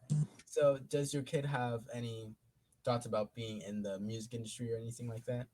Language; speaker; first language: English; native; English